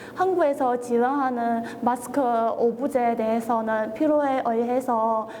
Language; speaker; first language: Korean; non-native, fluent; Chinese